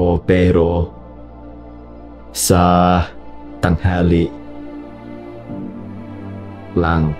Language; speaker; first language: Filipino; non-native, learner; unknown